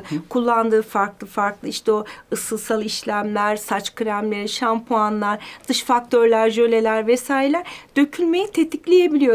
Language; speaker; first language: Turkish; native; Turkish